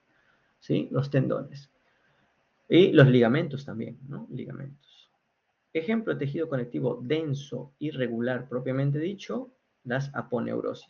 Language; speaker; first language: Spanish; native; Spanish